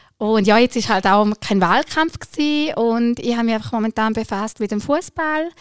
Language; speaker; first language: German; early bilingual, other home language; Albanian